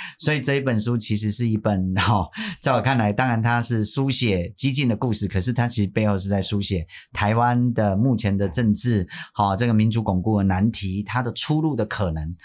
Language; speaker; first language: Chinese; native; Chinese